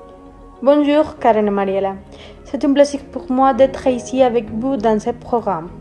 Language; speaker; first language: French; non-native, learner; Spanish